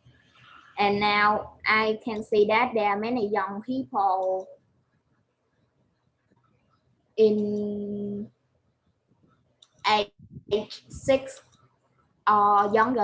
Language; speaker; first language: English; non-native, learner; Vietnamese